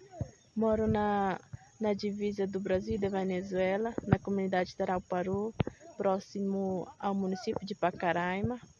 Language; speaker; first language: Portuguese; non-native, local second language; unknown